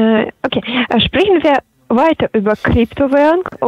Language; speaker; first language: German; non-native, learner; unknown